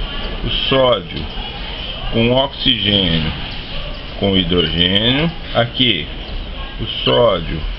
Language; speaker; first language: Portuguese; native; Portuguese